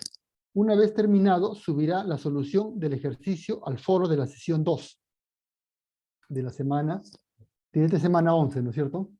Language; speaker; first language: Spanish; native; Spanish